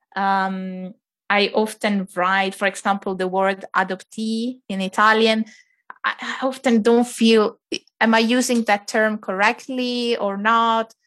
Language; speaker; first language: English; non-native, fluent; Italian